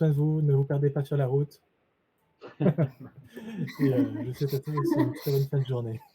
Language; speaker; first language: French; native; French